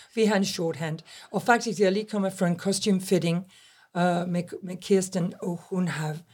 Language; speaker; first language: Danish; non-native, fluent; English